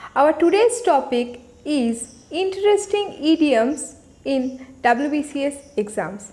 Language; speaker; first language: English; non-native, local second language; Bangla